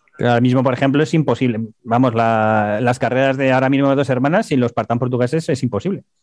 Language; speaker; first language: Spanish; native; Spanish